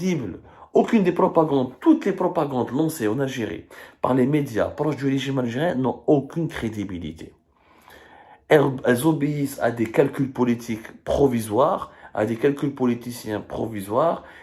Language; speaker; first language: French; non-native, local second language; Arabic